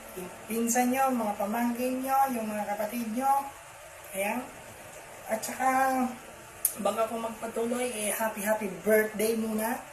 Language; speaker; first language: Filipino; non-native, local second language; Bikol